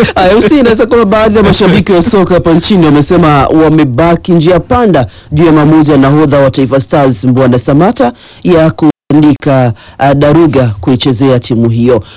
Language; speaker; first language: Swahili; native; Swahili